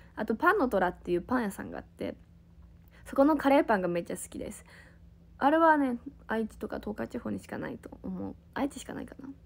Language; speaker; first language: Japanese; native; Japanese